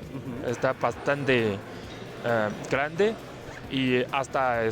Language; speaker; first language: Spanish; non-native, fluent; Chinese